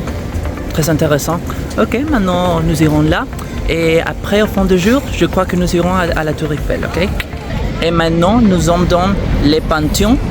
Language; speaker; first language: French; non-native, learner; Spanish